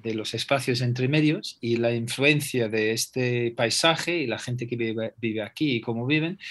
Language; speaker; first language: Spanish; non-native, fluent; English